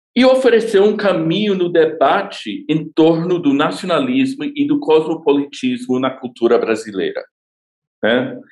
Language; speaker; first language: Portuguese; non-native, fluent; English